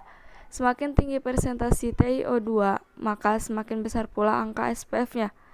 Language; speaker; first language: Indonesian; native; Indonesian